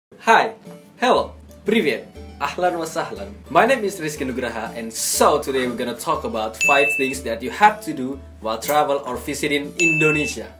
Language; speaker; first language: English; non-native, learner; Indonesian